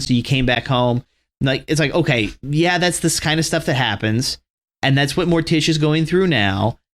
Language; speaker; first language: English; native; English